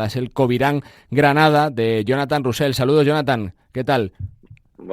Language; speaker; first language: Spanish; native; Spanish